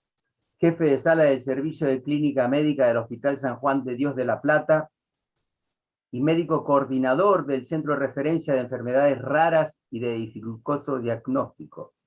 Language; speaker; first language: Spanish; native; Spanish